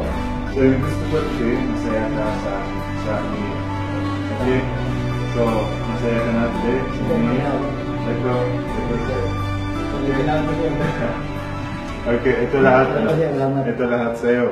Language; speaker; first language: Filipino; non-native, learner; Arabic